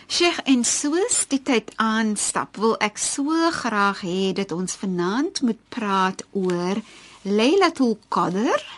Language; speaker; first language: Afrikaans; native; Afrikaans